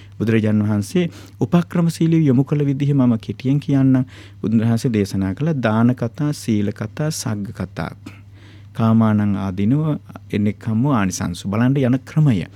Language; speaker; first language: Sinhala; native; Sinhala